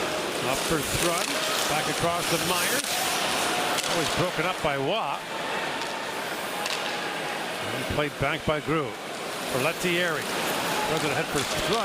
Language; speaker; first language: English; native; English